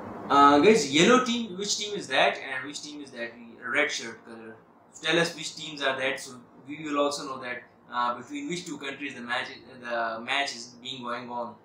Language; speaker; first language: English; non-native, local second language; Urdu